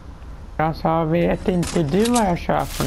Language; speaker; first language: Swedish; early bilingual, other home language; Chinese